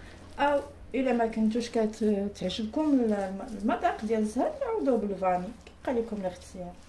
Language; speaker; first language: Arabic; native; Arabic